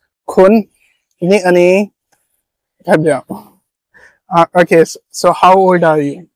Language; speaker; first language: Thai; non-native, learner; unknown